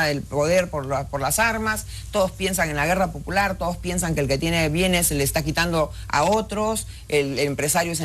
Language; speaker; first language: Spanish; native; Spanish